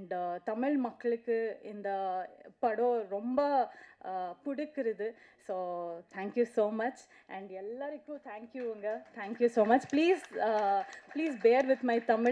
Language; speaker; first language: Tamil; non-native, learner; Kannada